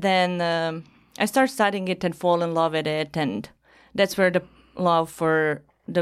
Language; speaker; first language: English; non-native, fluent; Bosnian